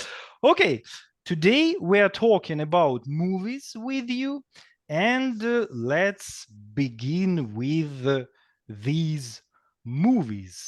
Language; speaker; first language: English; non-native, fluent; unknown